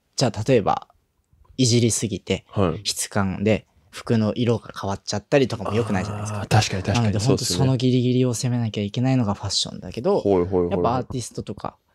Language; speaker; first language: Japanese; native; Japanese